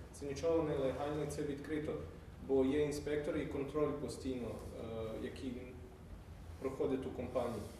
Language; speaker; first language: Ukrainian; non-native, fluent; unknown